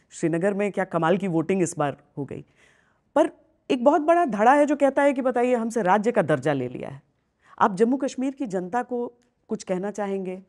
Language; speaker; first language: Hindi; native; Hindi